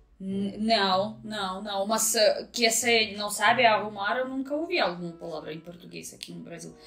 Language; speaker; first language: Portuguese; non-native, fluent; Russian